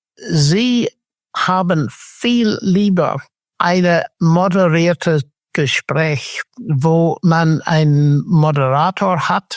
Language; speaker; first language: German; non-native, fluent; English